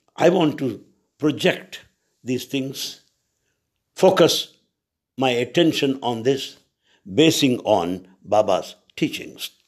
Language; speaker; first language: English; non-native, local second language; Telugu